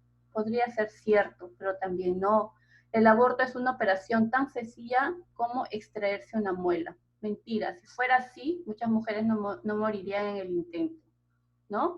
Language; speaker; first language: Spanish; native; Spanish